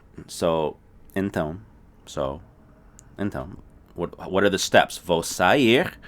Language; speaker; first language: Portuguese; non-native, fluent; English